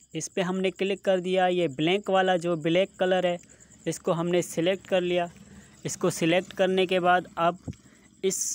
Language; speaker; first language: Urdu; non-native, local second language; Sindhi